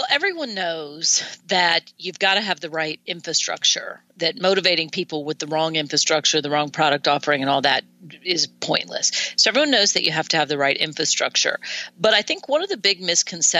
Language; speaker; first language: English; native; English